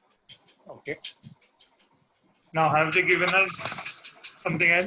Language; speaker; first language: English; non-native, local second language; Hindi